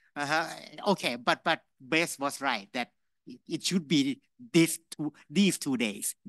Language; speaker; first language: English; non-native, fluent; Thai